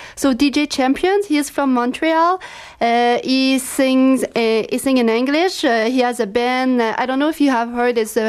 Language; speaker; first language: English; non-native, fluent; French